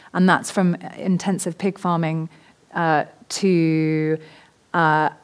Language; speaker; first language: English; native; English